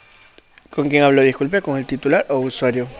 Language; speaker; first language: Spanish; native; Spanish